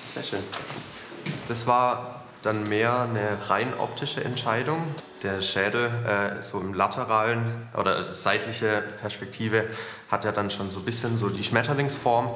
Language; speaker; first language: German; native; German